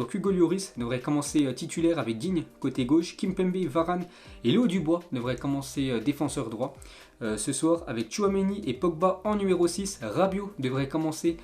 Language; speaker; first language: French; native; French